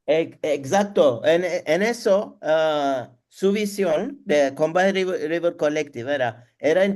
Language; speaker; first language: Spanish; non-native, learner; Turkish